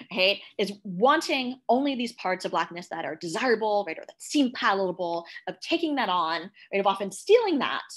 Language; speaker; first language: English; native; English